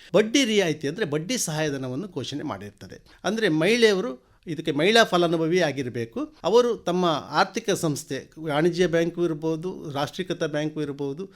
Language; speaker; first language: Kannada; native; Kannada